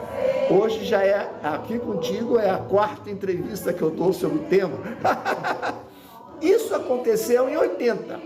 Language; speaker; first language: Portuguese; native; Portuguese